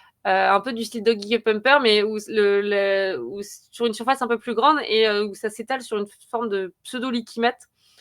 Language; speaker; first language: French; native; French